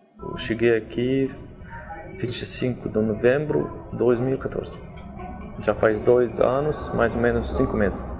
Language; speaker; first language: Portuguese; non-native, fluent; Arabic